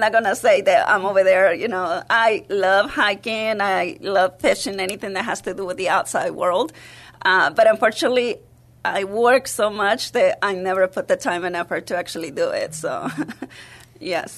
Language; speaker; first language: English; early bilingual, other home language; Spanish